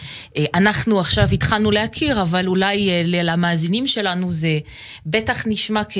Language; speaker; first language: Hebrew; non-native, fluent; French